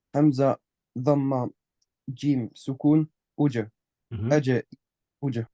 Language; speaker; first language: Arabic; non-native, learner; Estonian